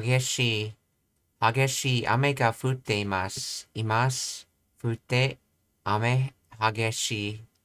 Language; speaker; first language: Japanese; non-native, learner; English